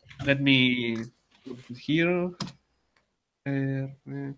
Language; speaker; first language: English; non-native, learner; Spanish